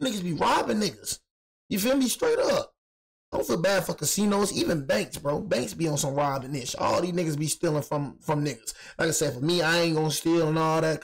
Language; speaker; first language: English; native; English